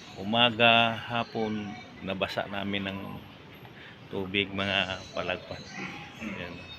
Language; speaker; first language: Filipino; non-native, local second language; Hiligaynon